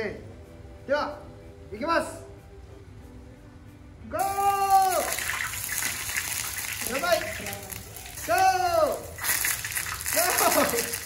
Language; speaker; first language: Japanese; native; Japanese